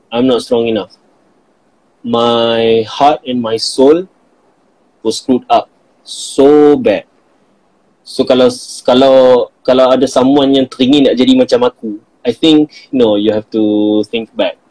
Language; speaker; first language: English; non-native, local second language; Malay